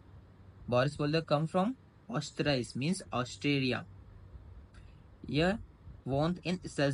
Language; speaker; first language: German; non-native, learner; Hindi